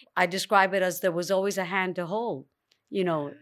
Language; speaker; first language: English; early bilingual, other home language; Spanish